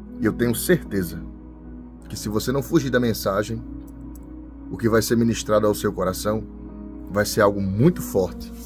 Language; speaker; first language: Portuguese; native; Portuguese